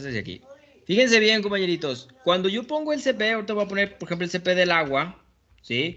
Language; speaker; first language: Spanish; native; Spanish